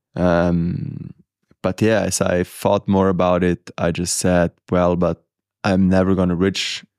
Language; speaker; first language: English; non-native, fluent; Italian